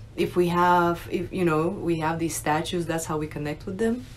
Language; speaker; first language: English; early bilingual, other home language; Russian